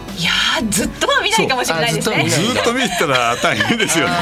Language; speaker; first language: Japanese; native; Japanese